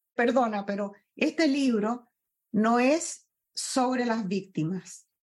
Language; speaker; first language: Spanish; native; Spanish